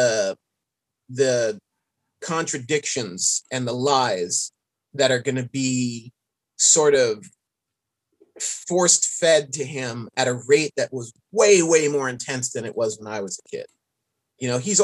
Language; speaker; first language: English; native; English